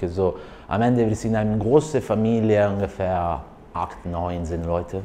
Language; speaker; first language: German; non-native, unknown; Italian